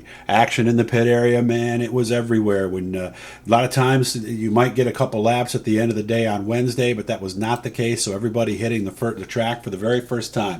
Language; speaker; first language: English; native; English